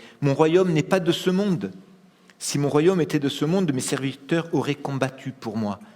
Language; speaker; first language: French; native; French